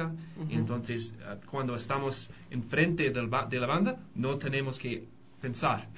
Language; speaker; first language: Spanish; non-native, learner; English